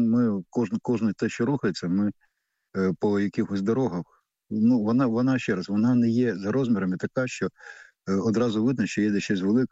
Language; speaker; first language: Ukrainian; native; Ukrainian